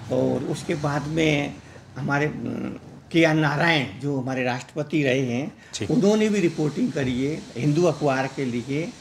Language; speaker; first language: Hindi; native; Hindi